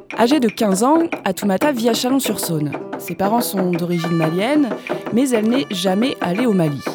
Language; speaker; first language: French; native; French